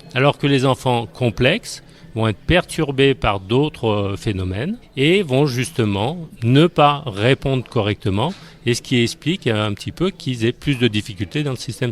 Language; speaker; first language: French; native; French